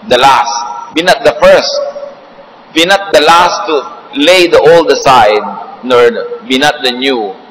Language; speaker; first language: English; non-native, local second language; Filipino